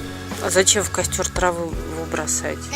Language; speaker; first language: Russian; native; Russian